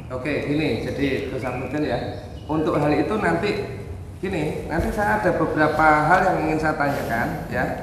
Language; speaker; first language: Indonesian; native; Indonesian